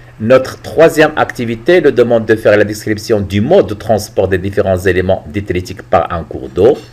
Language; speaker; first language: French; non-native, local second language; Arabic